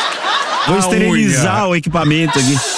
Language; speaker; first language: Portuguese; native; Portuguese